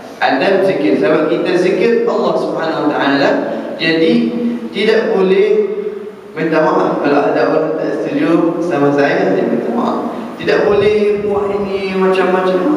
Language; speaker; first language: Malay; non-native, fluent; Arabic